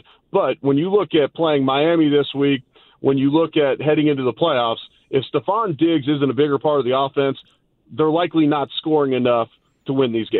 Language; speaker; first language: English; native; English